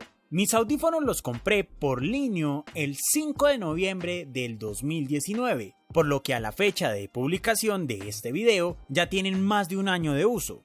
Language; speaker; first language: Spanish; native; Spanish